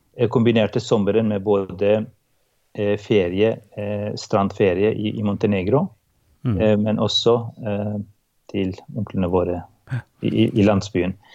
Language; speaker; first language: Norwegian; non-native, fluent; Albanian